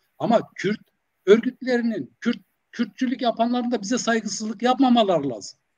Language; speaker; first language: Turkish; non-native, local second language; Zaza